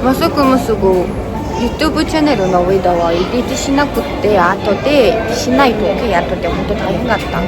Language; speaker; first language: Japanese; non-native, learner; Mongolian